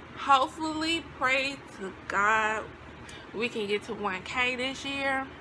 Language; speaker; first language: English; native; English